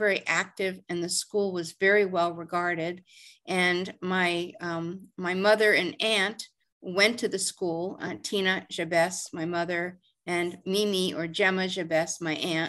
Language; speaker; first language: English; native; English